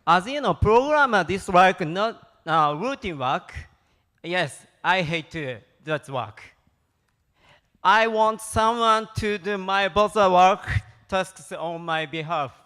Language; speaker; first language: English; non-native, learner; Japanese